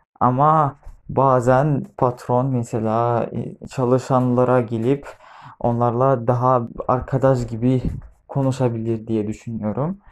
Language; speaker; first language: Turkish; non-native, fluent; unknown